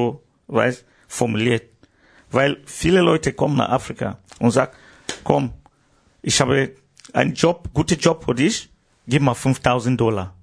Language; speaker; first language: German; non-native, learner; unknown